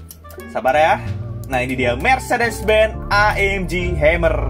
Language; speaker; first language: Indonesian; native; Indonesian